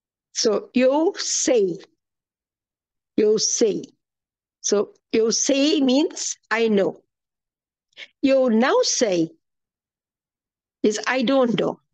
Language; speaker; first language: Portuguese; non-native, fluent; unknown